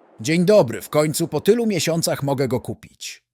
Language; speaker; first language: Polish; native; Polish